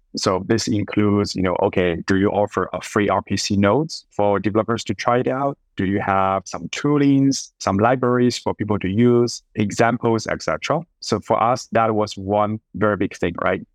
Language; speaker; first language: English; non-native, fluent; Chinese